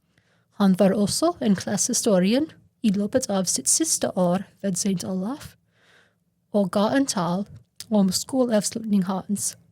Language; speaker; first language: Norwegian; non-native, learner; English